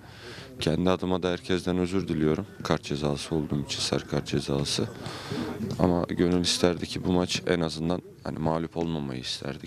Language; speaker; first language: Turkish; native; Turkish